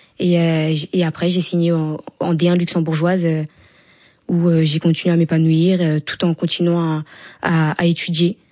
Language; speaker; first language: French; early bilingual, other home language; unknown